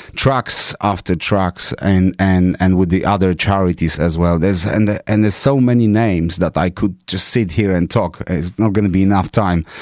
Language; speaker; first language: English; non-native, fluent; Polish